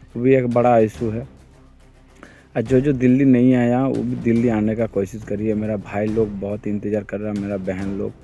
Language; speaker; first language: Hindi; non-native, local second language; Bangla